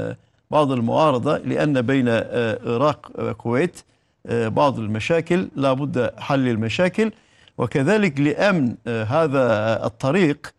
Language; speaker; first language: Arabic; non-native, fluent; Turkish